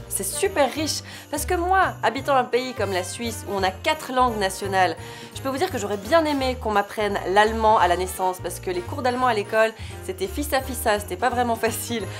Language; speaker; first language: French; native; French